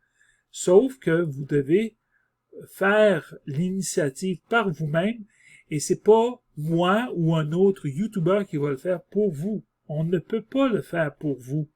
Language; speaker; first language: French; native; French